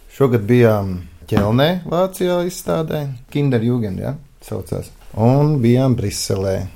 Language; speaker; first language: Latvian; native; Latvian